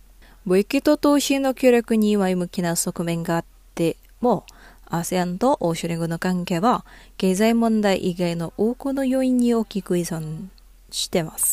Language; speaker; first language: Japanese; non-native, fluent; Indonesian